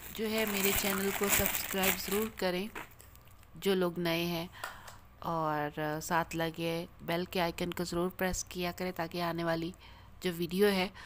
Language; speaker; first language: Urdu; native; Urdu